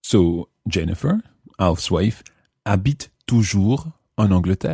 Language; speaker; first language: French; non-native, fluent; English